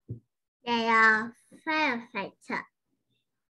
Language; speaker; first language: English; non-native, learner; Vietnamese